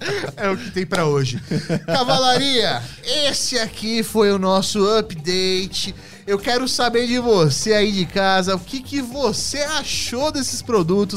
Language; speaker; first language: Portuguese; native; Portuguese